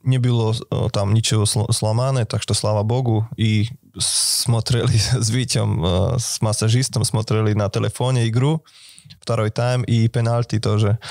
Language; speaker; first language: Russian; non-native, fluent; Slovak